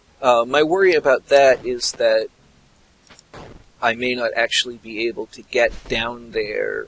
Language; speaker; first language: English; native; English